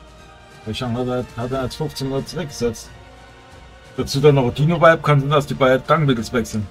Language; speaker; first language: German; native; German